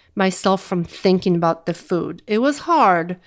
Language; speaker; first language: English; non-native, fluent; Polish